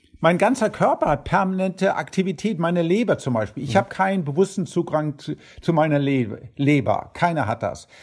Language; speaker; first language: German; early bilingual, heritage; German